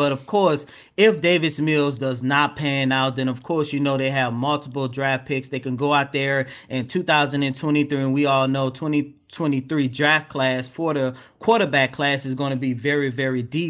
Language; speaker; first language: English; native; English